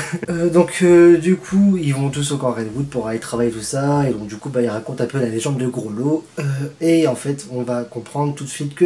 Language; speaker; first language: French; native; French